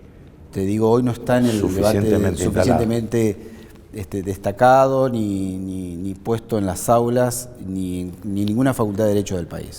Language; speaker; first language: Spanish; native; Spanish